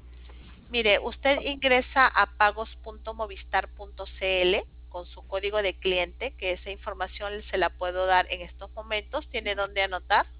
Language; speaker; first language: Spanish; native; Spanish